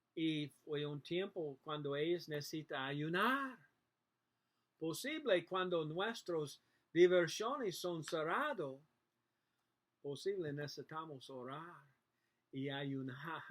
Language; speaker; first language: Spanish; non-native, learner; English